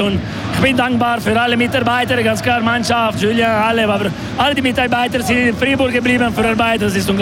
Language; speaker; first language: German; non-native, local second language; French